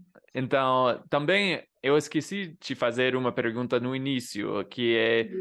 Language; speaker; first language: Portuguese; non-native, fluent; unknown